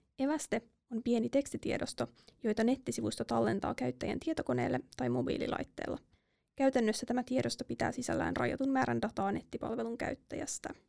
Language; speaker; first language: Finnish; native; Finnish